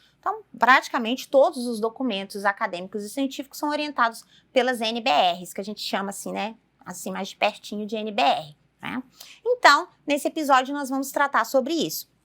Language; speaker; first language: Portuguese; native; Portuguese